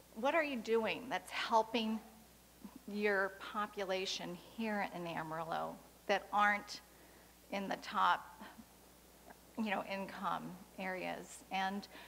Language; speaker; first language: English; native; English